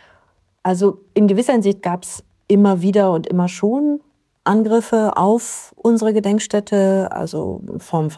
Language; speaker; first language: German; native; German